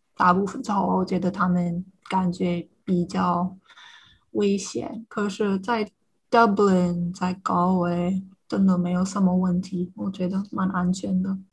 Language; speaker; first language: Chinese; non-native, fluent; English